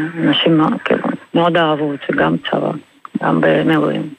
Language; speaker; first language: Hebrew; non-native, fluent; Russian